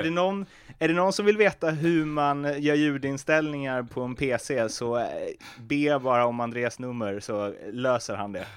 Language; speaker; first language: Swedish; native; Swedish